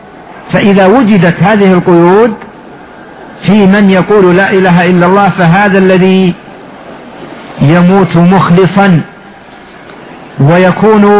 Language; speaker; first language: Arabic; native; Arabic